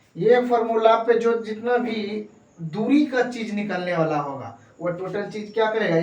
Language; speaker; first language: Hindi; native; Hindi